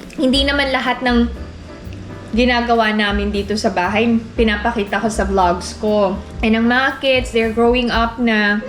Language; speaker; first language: Filipino; native; Filipino